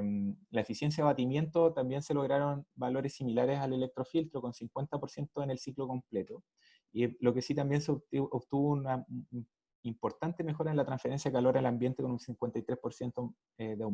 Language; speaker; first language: Spanish; native; Spanish